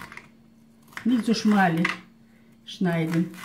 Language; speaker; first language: German; non-native, fluent; Russian